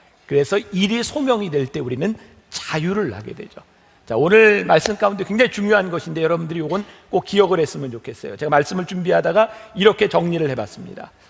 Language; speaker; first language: Korean; native; Korean